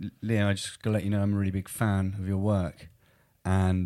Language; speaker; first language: English; native; English